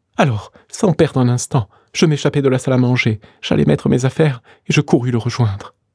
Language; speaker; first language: French; native; French